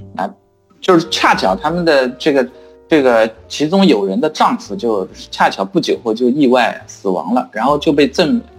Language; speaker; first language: Chinese; native; Chinese